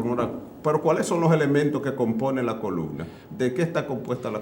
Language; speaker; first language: Spanish; native; Spanish